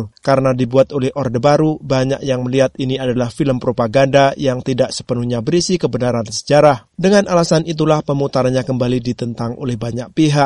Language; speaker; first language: Indonesian; native; Indonesian